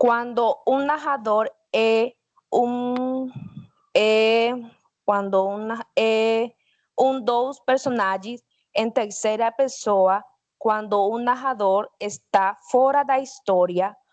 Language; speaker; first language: Portuguese; non-native, learner; Spanish